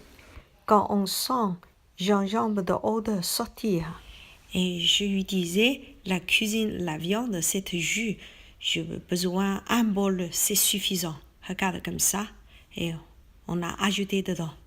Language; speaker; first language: French; non-native, learner; Chinese